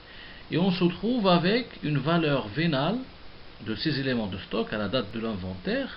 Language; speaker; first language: French; non-native, local second language; Arabic